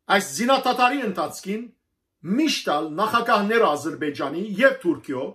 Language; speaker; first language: Armenian; native; Armenian